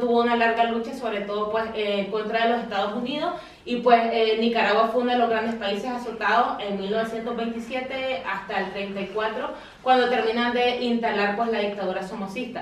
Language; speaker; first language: Spanish; native; Spanish